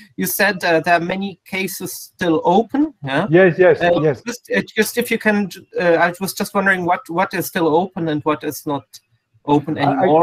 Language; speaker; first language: English; non-native, fluent; Portuguese